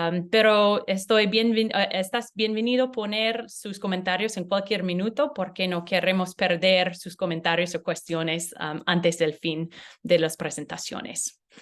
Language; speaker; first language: Spanish; non-native, learner; English